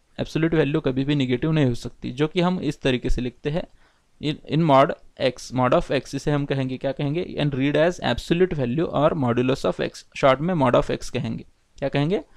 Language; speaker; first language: Hindi; non-native, local second language; Marathi